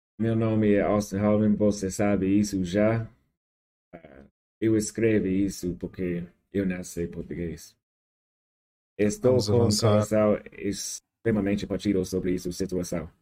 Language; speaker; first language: Portuguese; non-native, learner; English